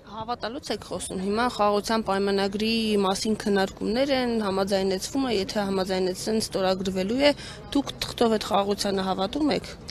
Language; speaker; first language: Armenian; native; Armenian